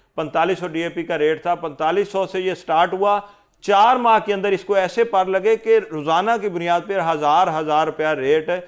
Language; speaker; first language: Urdu; non-native, local second language; Punjabi